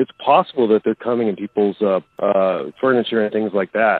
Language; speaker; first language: English; native; English